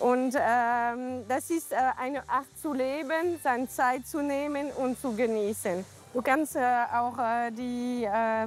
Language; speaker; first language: German; non-native, learner; French